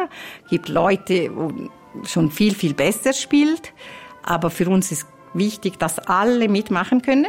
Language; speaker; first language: German; non-native, fluent; Italian